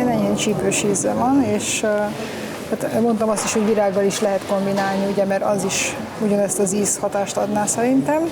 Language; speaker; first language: Hungarian; native; Hungarian